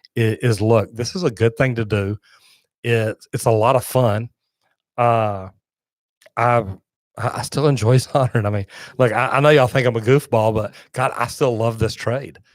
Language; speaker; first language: English; native; English